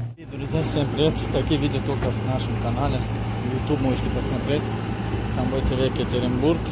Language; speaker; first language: Russian; non-native, learner; Tajik